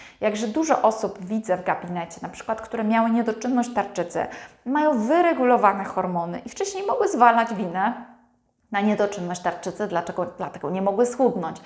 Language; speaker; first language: Polish; native; Polish